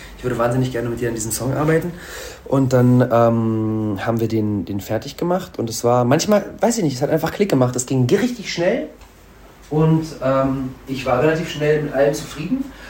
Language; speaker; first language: German; early bilingual, other home language; Russian